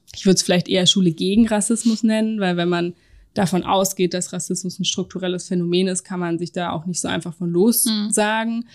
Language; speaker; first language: German; native; German